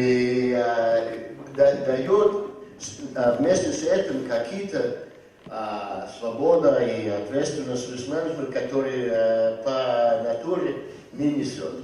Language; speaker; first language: Russian; non-native, fluent; English